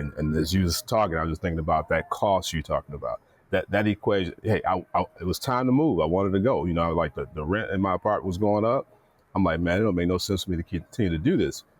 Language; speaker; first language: English; native; English